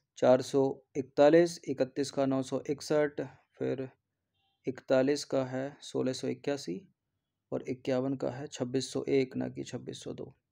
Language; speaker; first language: Hindi; native; Hindi